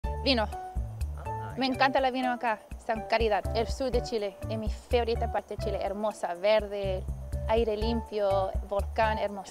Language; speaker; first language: Spanish; non-native, learner; English